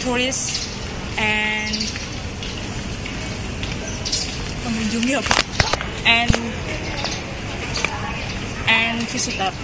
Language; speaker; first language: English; non-native, learner; Indonesian